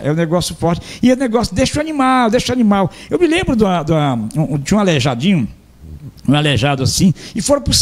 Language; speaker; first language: Portuguese; native; Portuguese